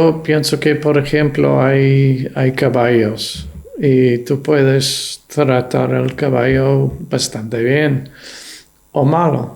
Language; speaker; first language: Spanish; non-native, fluent; English